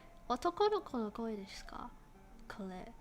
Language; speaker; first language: Japanese; non-native, learner; English